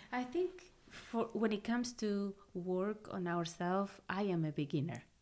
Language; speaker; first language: English; non-native, fluent; Spanish